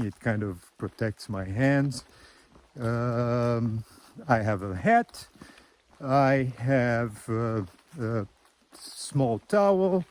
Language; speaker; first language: English; non-native, fluent; Portuguese